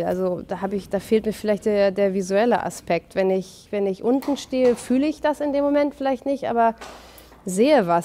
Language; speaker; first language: German; native; German